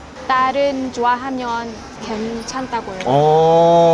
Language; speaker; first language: Korean; non-native, fluent; Lao